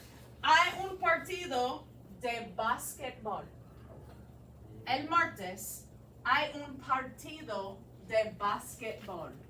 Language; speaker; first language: Spanish; non-native, fluent; English